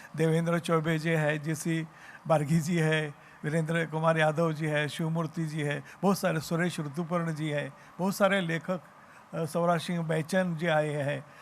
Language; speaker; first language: Hindi; non-native, local second language; Marathi